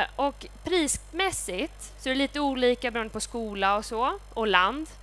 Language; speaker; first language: Swedish; native; Swedish